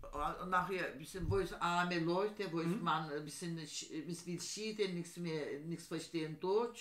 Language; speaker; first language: German; non-native, learner; Turkish